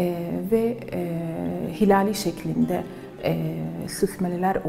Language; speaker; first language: Turkish; non-native, fluent; Arabic